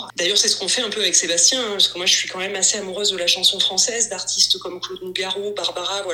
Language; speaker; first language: French; native; French